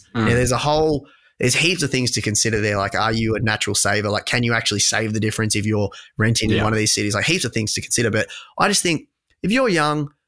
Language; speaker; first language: English; native; English